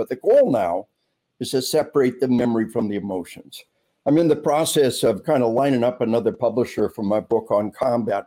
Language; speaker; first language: English; native; English